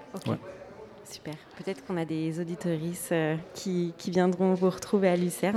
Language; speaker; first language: French; native; French